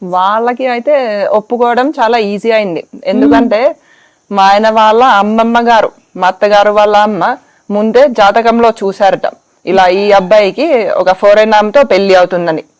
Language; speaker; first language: Telugu; non-native, fluent; Finnish